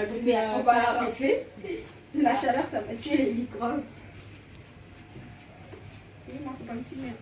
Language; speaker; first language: French; native; French